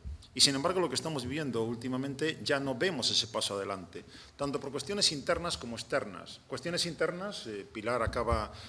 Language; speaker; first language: Spanish; native; Spanish